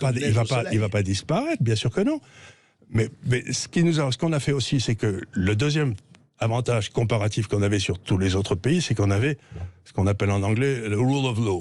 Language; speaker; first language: French; native; French